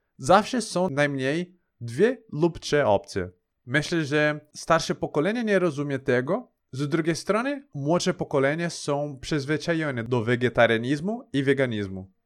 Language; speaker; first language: Polish; non-native, learner; Portuguese